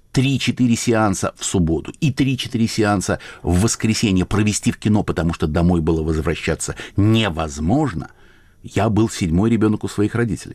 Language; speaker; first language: Russian; native; Russian